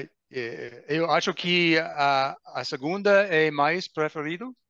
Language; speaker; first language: Portuguese; non-native, learner; English